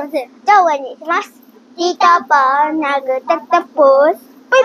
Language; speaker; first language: Japanese; early bilingual, heritage; Japanese